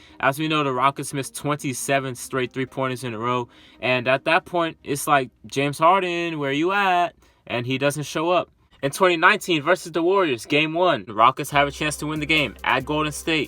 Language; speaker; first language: English; native; English